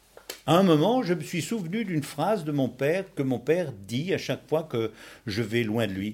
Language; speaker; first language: French; early bilingual, other home language; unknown